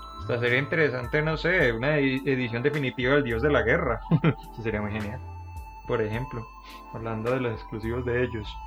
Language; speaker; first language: Spanish; native; Spanish